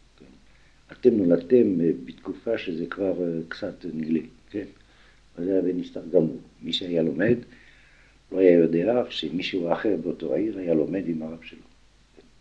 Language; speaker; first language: Hebrew; non-native, fluent; French